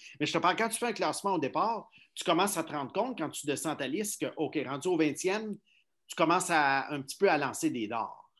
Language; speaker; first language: French; native; French